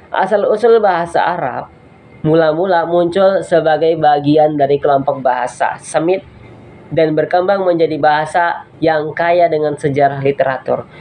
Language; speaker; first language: Indonesian; native; Indonesian